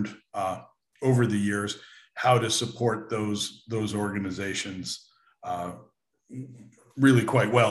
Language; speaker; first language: English; native; English